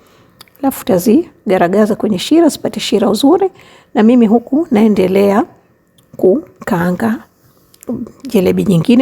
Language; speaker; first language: Swahili; native; Swahili